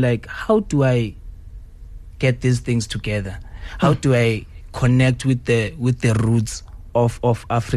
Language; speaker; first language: English; non-native, local second language; Zulu